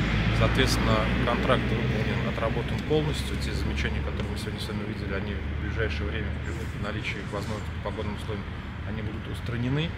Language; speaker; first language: Russian; native; Russian